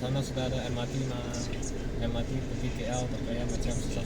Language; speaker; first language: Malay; non-native, local second language; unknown